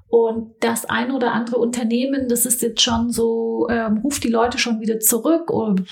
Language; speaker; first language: German; native; German